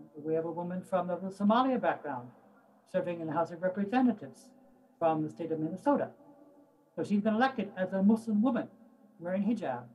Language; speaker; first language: English; native; English